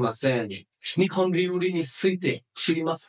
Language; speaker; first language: Japanese; non-native, fluent; Bangla